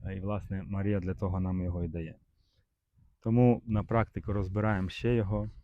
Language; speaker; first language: Ukrainian; native; Ukrainian